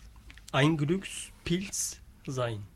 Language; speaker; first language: German; non-native, learner; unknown